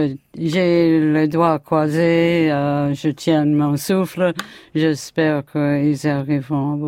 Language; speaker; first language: French; non-native, fluent; English